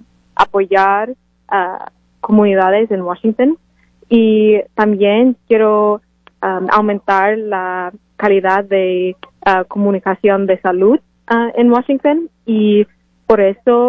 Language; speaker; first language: Spanish; non-native, learner; English